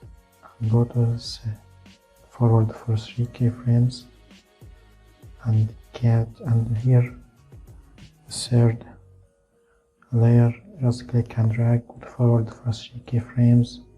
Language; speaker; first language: English; non-native, fluent; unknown